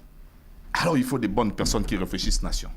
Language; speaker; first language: French; non-native, local second language; Lingala